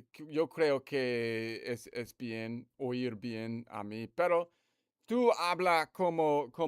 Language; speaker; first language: Spanish; non-native, learner; English